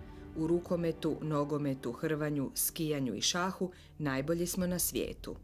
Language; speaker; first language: Croatian; native; Croatian